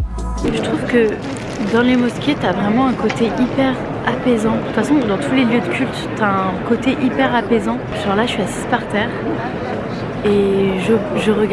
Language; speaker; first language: French; native; French